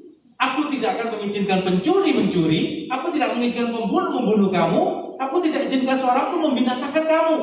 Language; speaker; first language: Indonesian; native; Indonesian